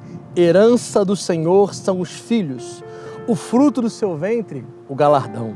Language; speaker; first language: Portuguese; native; Portuguese